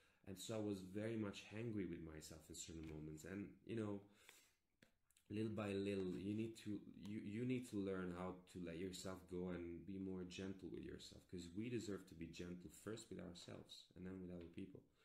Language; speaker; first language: English; non-native, fluent; Italian